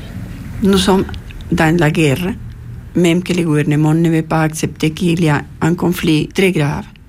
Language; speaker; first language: French; non-native, fluent; Spanish